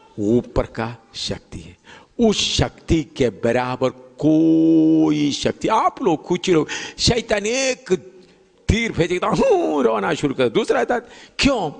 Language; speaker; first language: Hindi; non-native, local second language; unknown